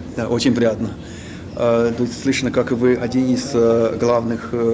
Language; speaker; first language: Russian; non-native, learner; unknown